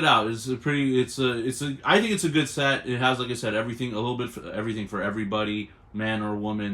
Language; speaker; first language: English; native; English